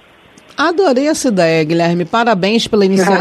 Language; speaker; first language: Portuguese; native; Portuguese